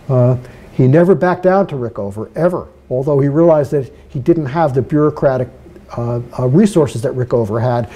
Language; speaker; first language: English; native; English